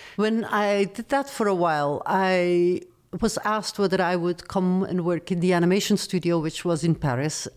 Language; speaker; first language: English; non-native, fluent; Dutch